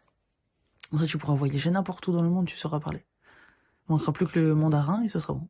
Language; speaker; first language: French; native; French